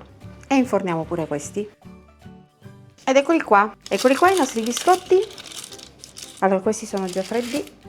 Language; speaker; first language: Italian; native; Italian